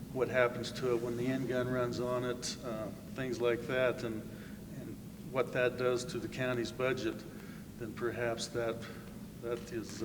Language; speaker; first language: English; native; English